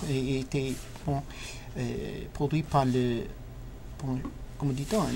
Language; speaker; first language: French; non-native, fluent; English